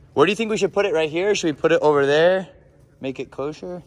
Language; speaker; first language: English; native; English